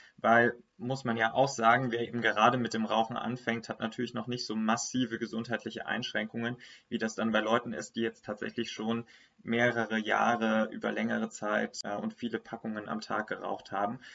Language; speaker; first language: German; native; German